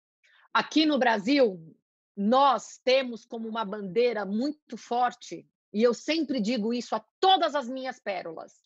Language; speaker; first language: Spanish; non-native, learner; Portuguese